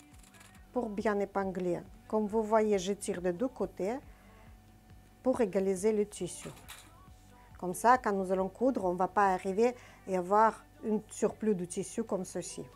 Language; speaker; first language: French; non-native, fluent; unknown